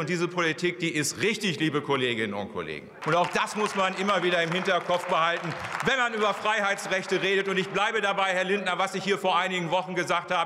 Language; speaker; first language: German; native; German